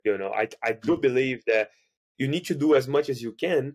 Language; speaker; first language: English; non-native, fluent; Portuguese